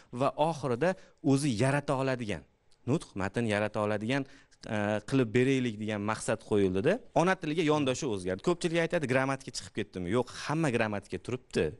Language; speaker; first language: Uzbek; native; Uzbek